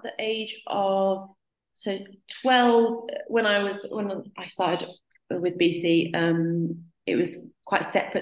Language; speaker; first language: English; native; English